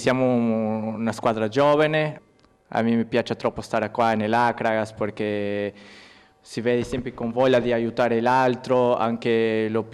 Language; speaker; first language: Italian; non-native, learner; Spanish